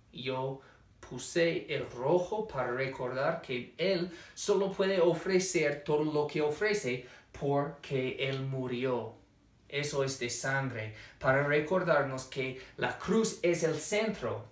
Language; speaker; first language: Spanish; non-native, fluent; English